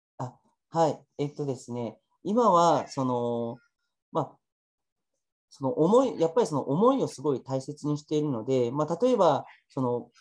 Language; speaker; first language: Japanese; early bilingual, other home language; Chinese